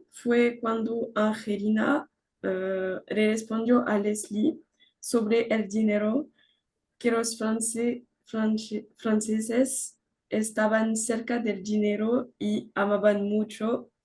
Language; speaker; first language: Spanish; non-native, learner; French